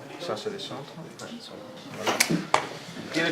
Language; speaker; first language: French; non-native, learner; Italian